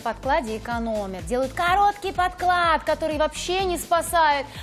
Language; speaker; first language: Russian; native; Russian